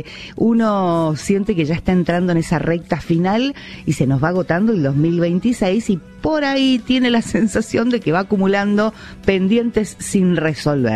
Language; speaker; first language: Spanish; native; Spanish